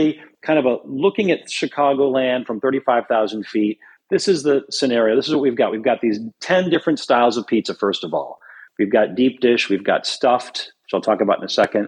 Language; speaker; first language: English; native; English